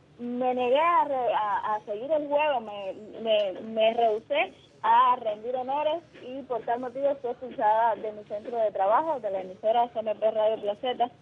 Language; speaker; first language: Spanish; native; Spanish